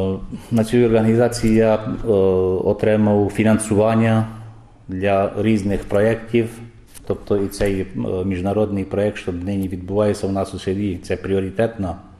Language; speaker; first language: Ukrainian; early bilingual, heritage; Ukrainian